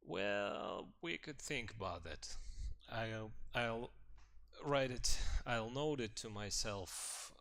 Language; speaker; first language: English; non-native, fluent; Russian